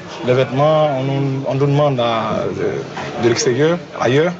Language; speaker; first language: French; non-native, local second language; Haitian Creole